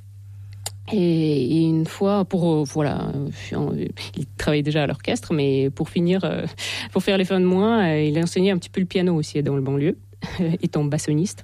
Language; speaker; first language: French; non-native, fluent; Russian